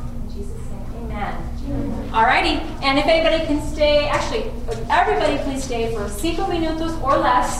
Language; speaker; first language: English; native; English